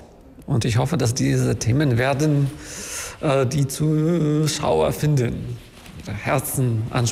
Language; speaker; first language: German; non-native, fluent; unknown